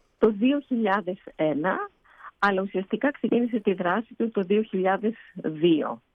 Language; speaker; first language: Greek; early bilingual, heritage; Greek